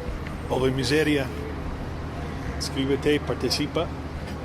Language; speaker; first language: Spanish; non-native, learner; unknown